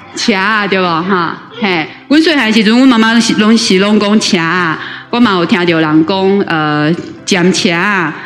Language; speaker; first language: Chinese; native; Chinese